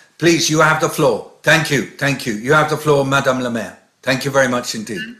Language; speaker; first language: English; native; English